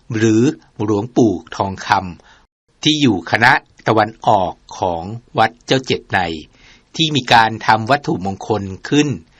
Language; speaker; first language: Thai; native; Thai